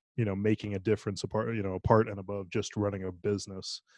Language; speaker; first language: English; native; English